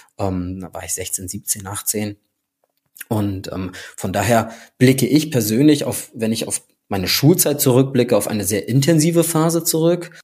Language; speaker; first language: German; native; German